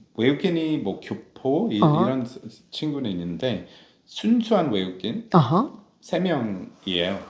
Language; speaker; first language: Korean; non-native, fluent; English